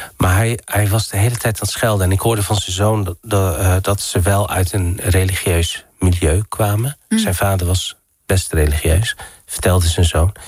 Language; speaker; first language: Dutch; early bilingual, other home language; Riffian